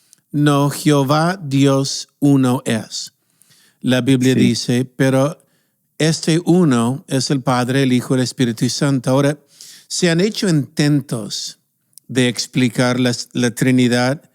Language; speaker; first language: Spanish; non-native, fluent; English